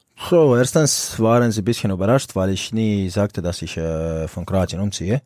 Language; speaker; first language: German; non-native, fluent; Croatian